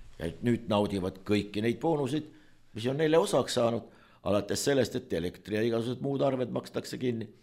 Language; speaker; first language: Estonian; native; Estonian